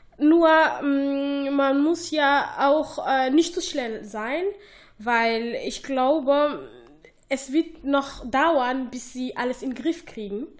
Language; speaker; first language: German; non-native, fluent; Somali